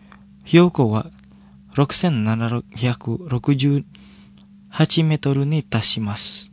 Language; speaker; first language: Japanese; non-native, fluent; Indonesian